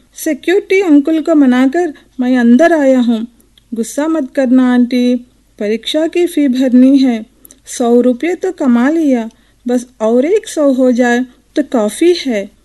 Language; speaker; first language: Hindi; non-native, local second language; Telugu